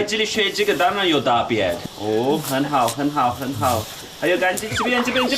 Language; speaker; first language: Chinese; non-native, fluent; Turkish